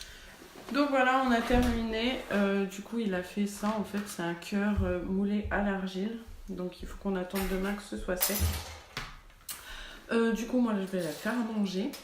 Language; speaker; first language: French; native; French